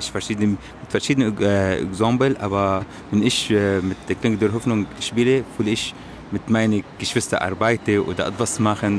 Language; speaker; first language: German; non-native, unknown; Arabic